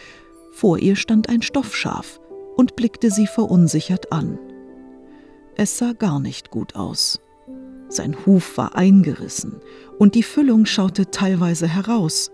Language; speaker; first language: German; native; German